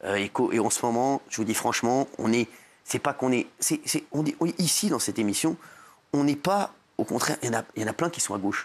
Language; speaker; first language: French; native; French